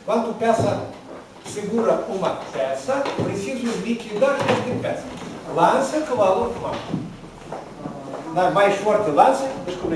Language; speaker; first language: Portuguese; non-native, learner; Ukrainian